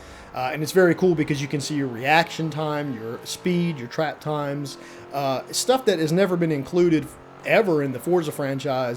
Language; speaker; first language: English; native; English